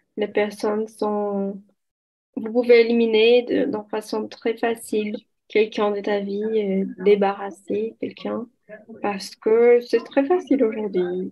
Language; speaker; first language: French; non-native, learner; Portuguese